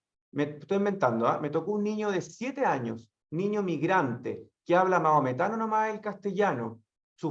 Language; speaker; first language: Spanish; native; Spanish